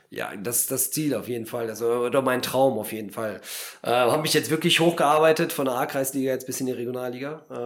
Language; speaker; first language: German; early bilingual, other home language; Polish